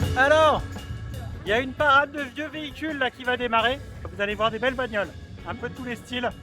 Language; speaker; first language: French; native; French